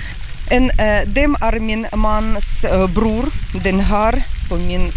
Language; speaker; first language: Swedish; non-native, learner; Ukrainian